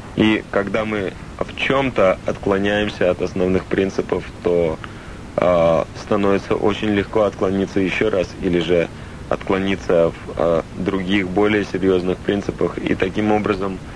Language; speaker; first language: Russian; native; Russian